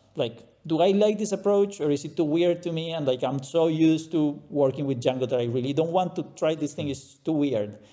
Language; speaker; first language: English; non-native, fluent; Spanish